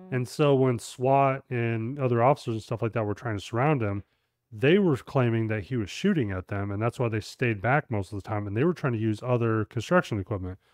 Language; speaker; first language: English; native; English